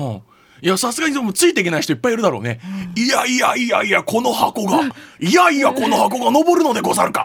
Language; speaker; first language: Japanese; native; Japanese